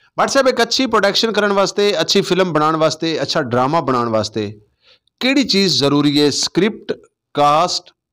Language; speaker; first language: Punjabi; non-native, local second language; Saraiki